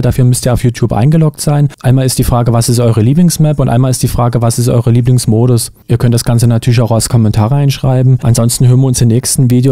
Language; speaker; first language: German; native; German